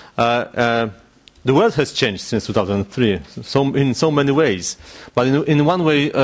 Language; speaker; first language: English; non-native, fluent; Polish